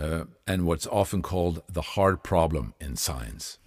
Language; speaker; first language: English; non-native, fluent; Norwegian